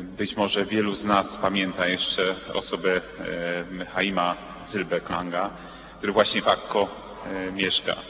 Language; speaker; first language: Polish; early bilingual, heritage; Polish